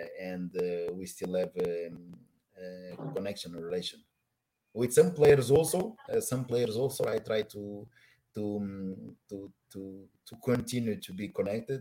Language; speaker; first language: English; non-native, learner; Portuguese